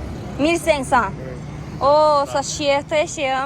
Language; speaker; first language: French; non-native, learner; Kazakh